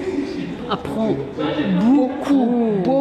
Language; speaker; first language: French; non-native, fluent; German